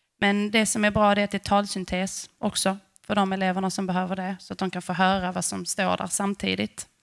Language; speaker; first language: Swedish; native; Swedish